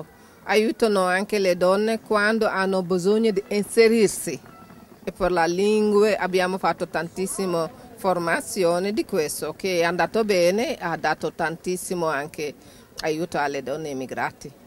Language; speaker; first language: Italian; non-native, learner; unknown